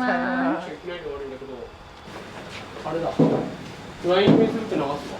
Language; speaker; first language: Japanese; native; Japanese